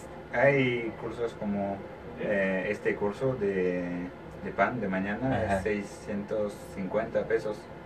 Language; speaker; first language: Spanish; non-native, learner; French